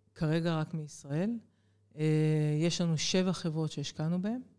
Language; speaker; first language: Hebrew; native; Hebrew